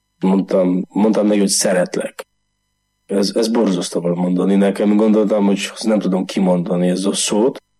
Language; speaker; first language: Hungarian; non-native, learner; Polish